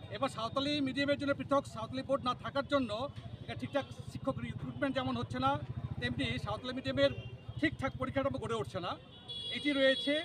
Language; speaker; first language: Bangla; non-native, local second language; Santali